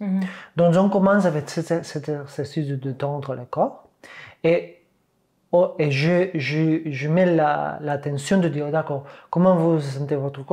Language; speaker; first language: French; non-native, fluent; Catalan